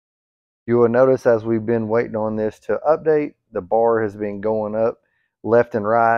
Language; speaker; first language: English; native; English